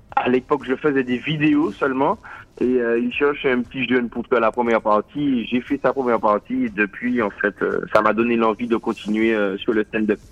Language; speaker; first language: French; native; French